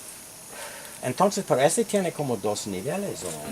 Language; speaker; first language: Spanish; non-native, fluent; English